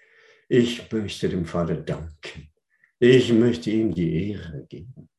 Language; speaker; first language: German; non-native, fluent; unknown